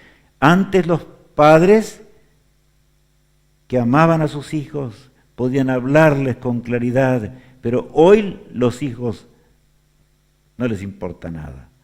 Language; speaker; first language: Spanish; native; Spanish